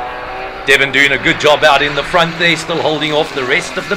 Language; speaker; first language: English; native; English